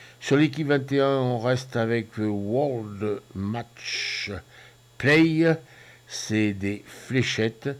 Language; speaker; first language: French; native; French